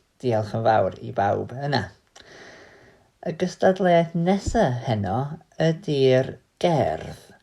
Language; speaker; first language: Welsh; native; Welsh